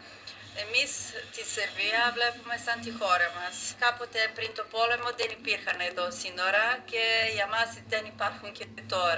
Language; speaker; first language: Greek; non-native, fluent; Serbian